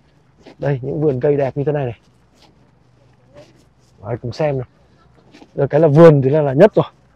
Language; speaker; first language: Vietnamese; native; Vietnamese